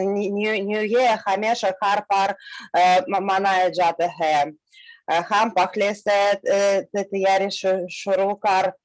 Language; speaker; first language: Hindi; non-native, learner; Russian